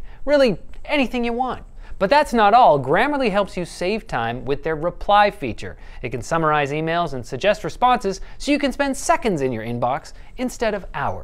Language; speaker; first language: English; native; English